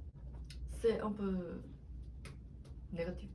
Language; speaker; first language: French; non-native, learner; Korean